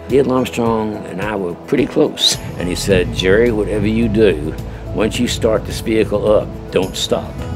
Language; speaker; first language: English; native; English